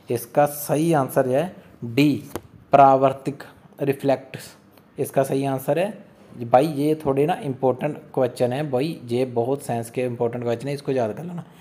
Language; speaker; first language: Hindi; native; Hindi